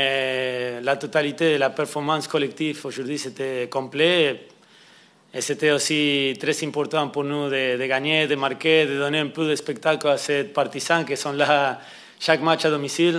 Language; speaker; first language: French; non-native, fluent; Spanish